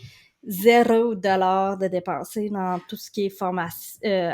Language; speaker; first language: French; native; French